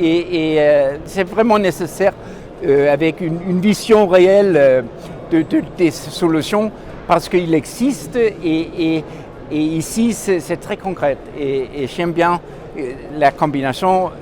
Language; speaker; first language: French; non-native, fluent; Danish